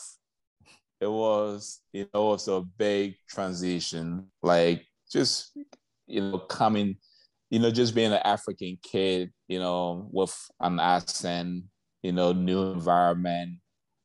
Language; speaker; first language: English; native; English